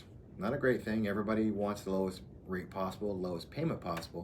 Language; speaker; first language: English; native; English